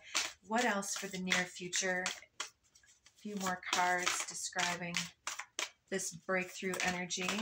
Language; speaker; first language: English; native; English